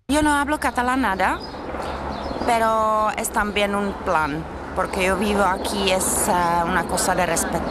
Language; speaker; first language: Spanish; non-native, fluent; Czech